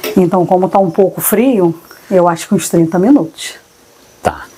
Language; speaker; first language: Portuguese; native; Portuguese